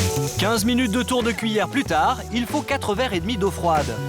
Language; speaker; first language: French; native; French